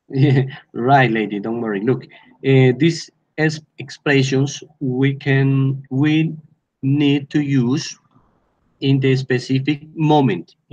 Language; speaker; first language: English; non-native, learner; Spanish